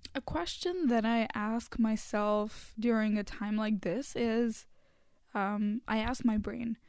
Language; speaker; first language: English; non-native, local second language; Hindi